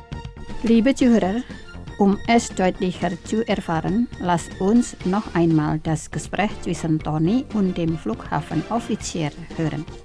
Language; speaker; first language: German; non-native, fluent; Indonesian